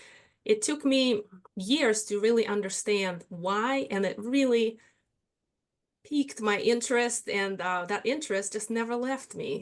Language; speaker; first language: English; non-native, fluent; Russian